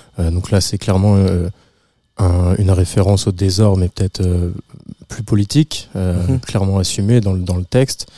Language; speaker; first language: French; native; French